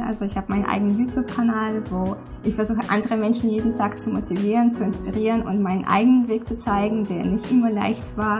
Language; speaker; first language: German; non-native, fluent; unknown